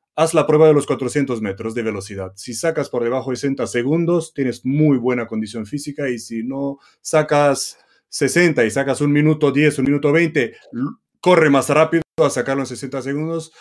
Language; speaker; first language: Spanish; non-native, fluent; Romanian